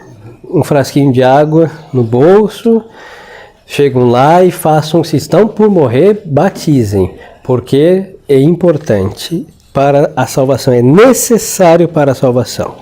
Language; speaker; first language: Portuguese; non-native, fluent; Spanish